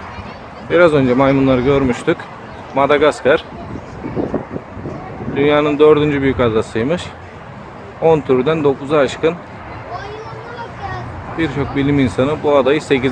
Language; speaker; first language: Turkish; native; Turkish